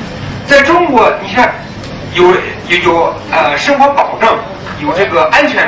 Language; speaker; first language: Chinese; early bilingual, other home language; English